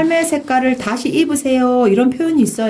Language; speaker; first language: Korean; native; Korean